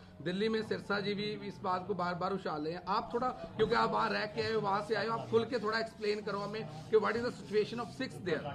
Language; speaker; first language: Hindi; native; Hindi